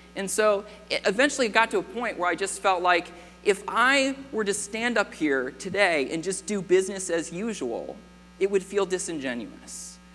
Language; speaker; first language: English; native; English